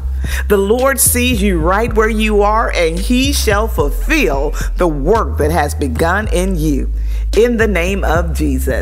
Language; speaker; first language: English; native; English